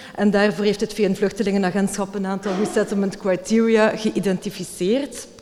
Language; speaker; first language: Dutch; native; Dutch